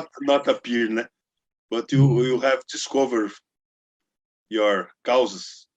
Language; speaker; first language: English; non-native, learner; Portuguese